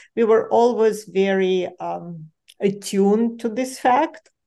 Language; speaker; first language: English; non-native, fluent; Ukrainian